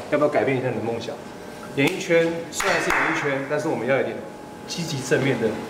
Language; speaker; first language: Chinese; native; Chinese